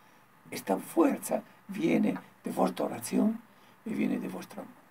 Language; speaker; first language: Spanish; non-native, learner; Italian